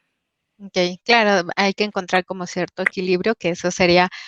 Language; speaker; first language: Spanish; native; Spanish